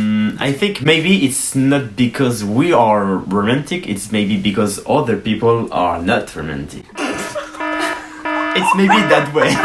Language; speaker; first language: English; non-native, learner; French